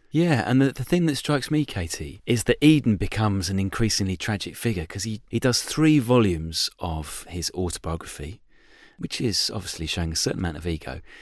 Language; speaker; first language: English; native; English